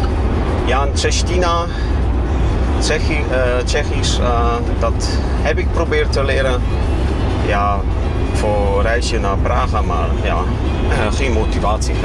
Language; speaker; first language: Dutch; non-native, fluent; Kashubian